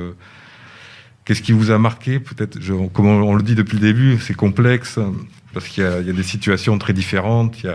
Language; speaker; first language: French; native; French